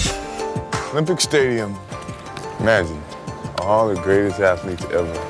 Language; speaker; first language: English; native; English